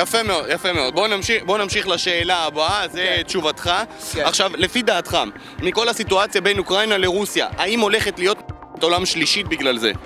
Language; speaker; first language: Hebrew; native; Hebrew